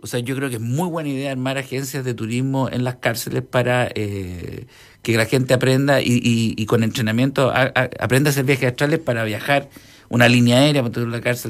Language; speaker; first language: Spanish; native; Spanish